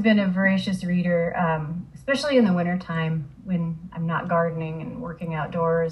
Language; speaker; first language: English; native; English